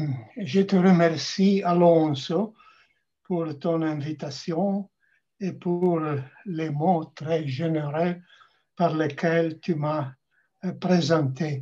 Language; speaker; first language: French; non-native, fluent; Italian